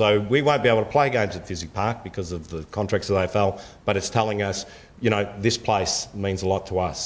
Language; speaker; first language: English; native; English